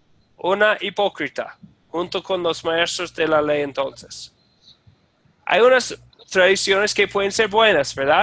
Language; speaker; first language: Spanish; non-native, fluent; English